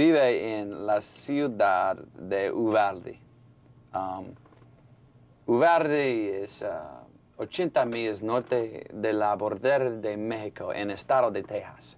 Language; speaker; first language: Spanish; non-native, local second language; English